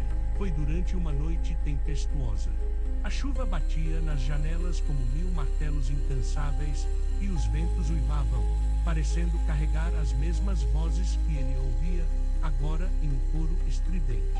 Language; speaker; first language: Portuguese; native; Portuguese